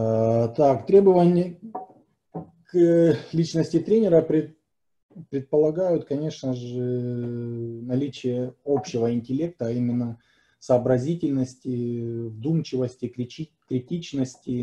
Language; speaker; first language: Russian; native; Russian